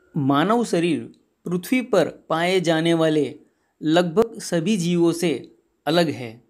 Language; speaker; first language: Hindi; non-native, local second language; Gujarati